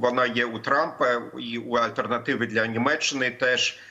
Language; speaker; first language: Ukrainian; non-native, fluent; German